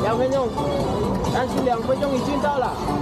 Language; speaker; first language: Chinese; non-native, learner; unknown